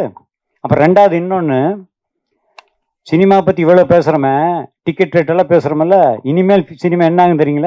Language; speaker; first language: Tamil; native; Tamil